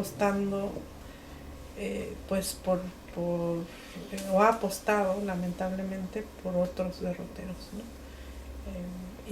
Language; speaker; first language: Spanish; non-native, local second language; Mixtepec Mixtec